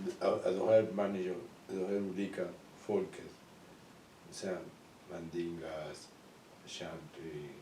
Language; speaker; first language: Swedish; non-native, learner; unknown